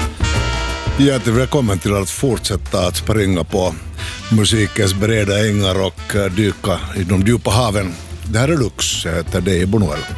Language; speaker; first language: Swedish; native; Swedish